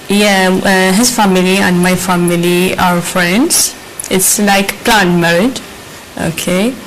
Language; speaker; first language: English; non-native, learner; Arabic